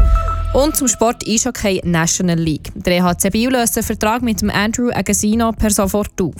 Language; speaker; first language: German; native; German